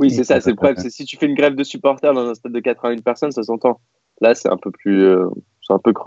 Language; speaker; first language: French; native; French